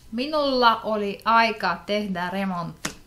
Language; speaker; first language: Finnish; non-native, fluent; Russian